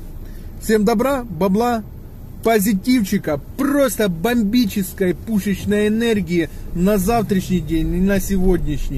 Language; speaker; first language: Russian; native; Russian